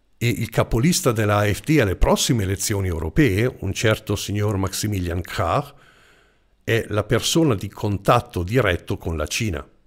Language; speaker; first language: Italian; non-native, fluent; German